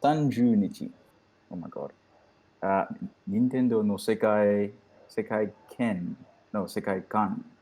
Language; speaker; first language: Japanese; non-native, learner; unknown